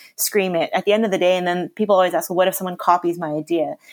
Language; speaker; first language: English; native; English